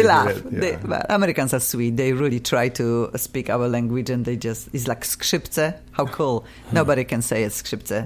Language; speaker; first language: English; non-native, fluent; Polish